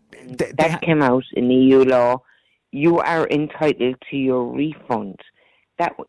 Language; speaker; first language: English; native; English